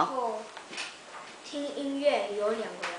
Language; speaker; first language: Chinese; early bilingual, heritage; Chinese